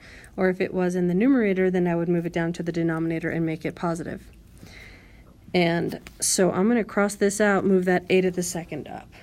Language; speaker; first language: English; native; English